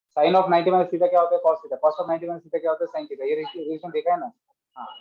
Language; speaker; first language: Hindi; non-native, local second language; Marathi